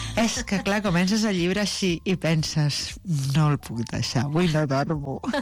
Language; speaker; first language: Catalan; native; Catalan